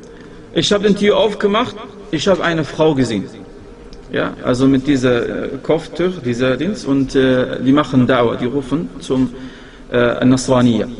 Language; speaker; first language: German; non-native, fluent; Arabic